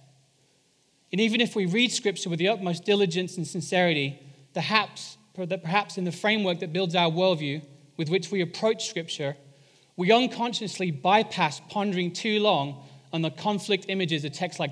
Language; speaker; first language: English; native; English